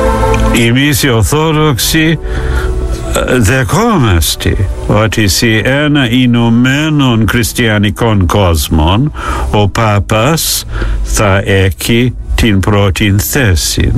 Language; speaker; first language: Greek; non-native, fluent; English